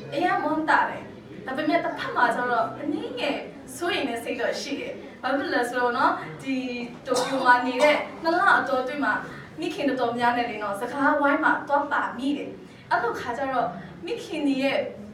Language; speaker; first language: Burmese; non-native, local second language; Kachin